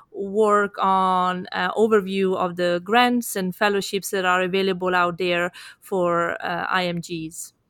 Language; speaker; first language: English; non-native, fluent; Italian